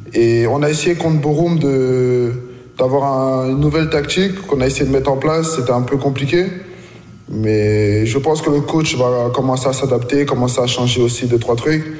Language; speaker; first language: French; native; French